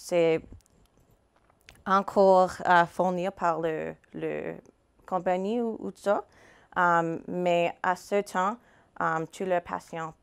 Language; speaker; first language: French; non-native, fluent; English